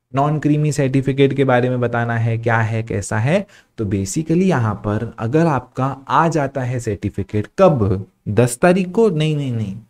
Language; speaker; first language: Hindi; non-native, local second language; Sindhi